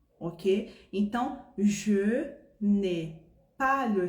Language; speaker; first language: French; non-native, fluent; Portuguese